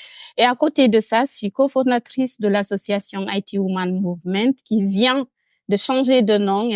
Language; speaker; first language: French; non-native, local second language; Fula